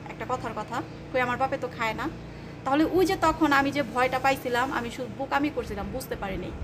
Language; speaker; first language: Bangla; native; Bangla